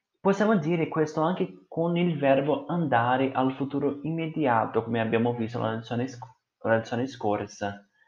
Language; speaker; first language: Italian; non-native, fluent; Portuguese